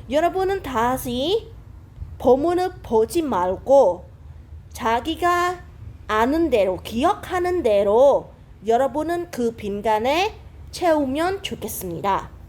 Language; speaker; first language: Korean; non-native, fluent; Khmer